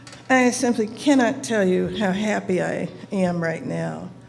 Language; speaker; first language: English; native; English